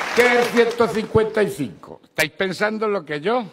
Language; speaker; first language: Spanish; native; Spanish